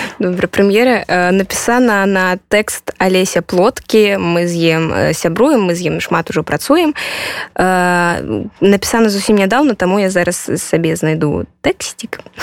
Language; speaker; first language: Belarusian; non-native, local second language; Russian